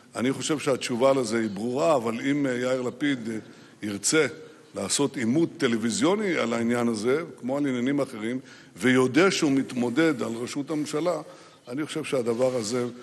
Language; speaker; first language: Hebrew; native; Hebrew